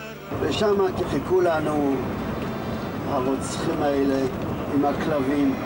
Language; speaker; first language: Hebrew; non-native, fluent; Yiddish